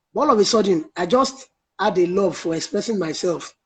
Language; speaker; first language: English; non-native, local second language; Yoruba